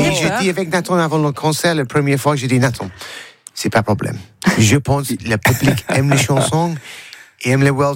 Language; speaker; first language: French; non-native, learner; English